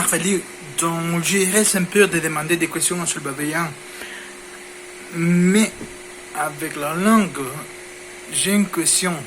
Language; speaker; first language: French; non-native, learner; Spanish